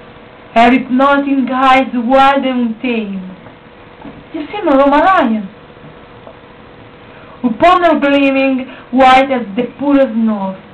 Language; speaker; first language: English; non-native, learner; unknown